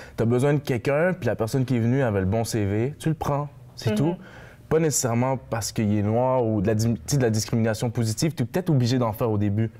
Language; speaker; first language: French; early bilingual, other home language; Haitian Creole